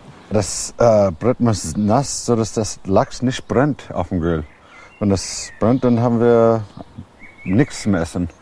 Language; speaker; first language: German; non-native, fluent; English